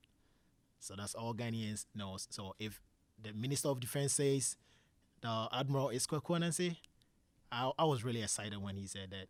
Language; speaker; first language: English; non-native, local second language; Akan